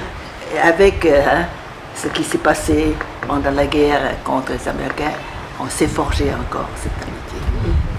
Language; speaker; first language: French; non-native, local second language; Vietnamese